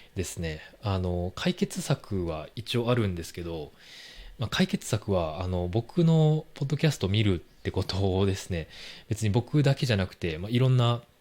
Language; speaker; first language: Japanese; native; Japanese